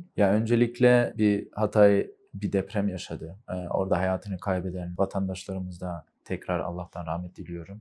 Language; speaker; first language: Turkish; early bilingual, heritage; Turkish